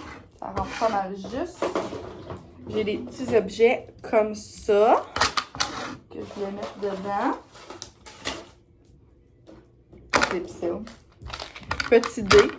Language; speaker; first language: French; native; French